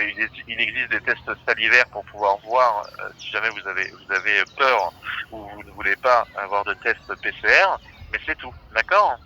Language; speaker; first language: French; native; French